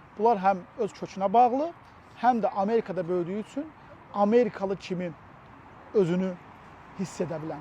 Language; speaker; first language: Azerbaijani; native; Azerbaijani